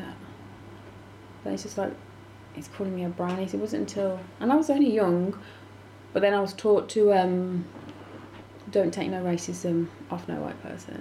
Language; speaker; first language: English; native; English